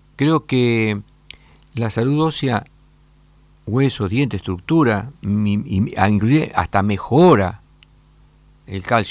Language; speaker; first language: Spanish; native; Spanish